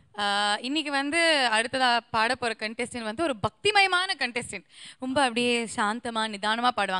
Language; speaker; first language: Tamil; native; Tamil